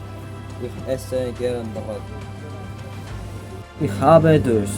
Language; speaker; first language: German; non-native, learner; Uzbek